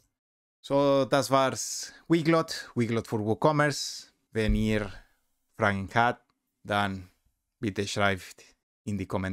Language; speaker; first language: German; non-native, learner; Spanish